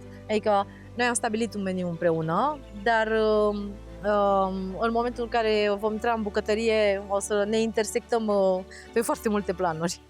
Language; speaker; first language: Romanian; native; Romanian